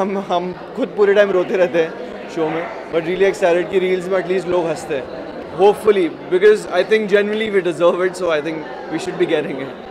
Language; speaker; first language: Hindi; native; Hindi